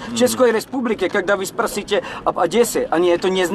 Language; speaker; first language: Russian; non-native, learner; Czech